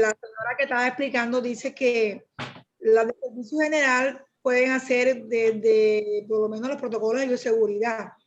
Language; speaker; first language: Spanish; native; Spanish